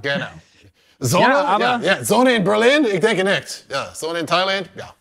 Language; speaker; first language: German; non-native, learner; English